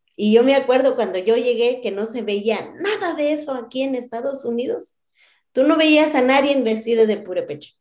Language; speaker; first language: Spanish; non-native, local second language; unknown